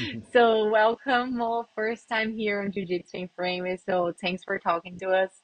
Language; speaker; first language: English; non-native, fluent; Portuguese